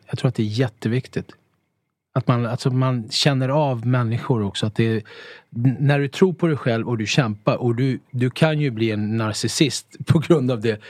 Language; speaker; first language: Swedish; early bilingual, other home language; Italian